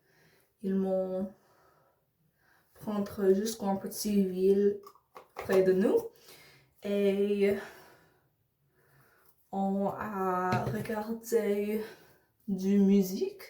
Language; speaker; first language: French; non-native, learner; English